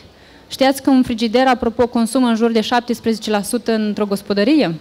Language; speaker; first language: Romanian; native; Romanian